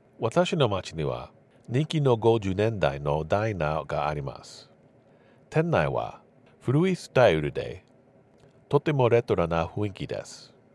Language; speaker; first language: Japanese; non-native, learner; English